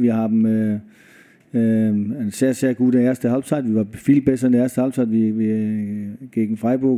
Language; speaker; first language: German; non-native, fluent; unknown